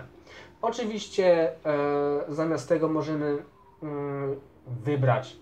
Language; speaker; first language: Polish; native; Polish